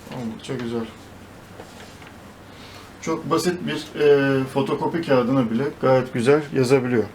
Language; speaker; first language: Turkish; native; Turkish